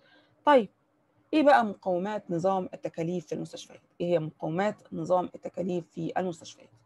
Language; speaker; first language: Arabic; native; Arabic